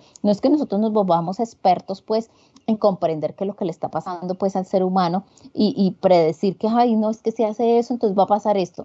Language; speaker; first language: Spanish; native; Spanish